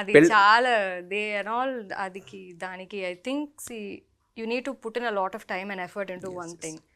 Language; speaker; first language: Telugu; non-native, local second language; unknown